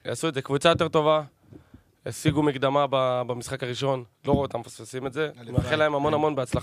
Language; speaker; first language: Hebrew; native; Hebrew